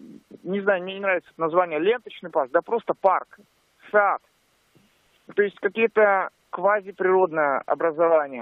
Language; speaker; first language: Russian; native; Russian